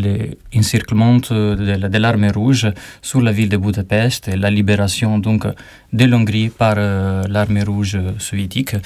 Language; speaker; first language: French; non-native, learner; Albanian